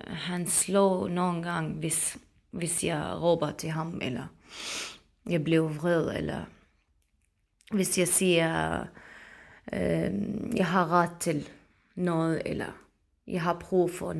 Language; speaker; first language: Danish; non-native, fluent; Arabic